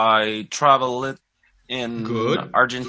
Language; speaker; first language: English; non-native, learner; Spanish